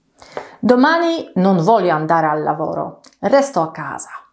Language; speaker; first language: Italian; non-native, fluent; Polish